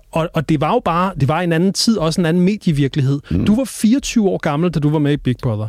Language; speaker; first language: Danish; native; Danish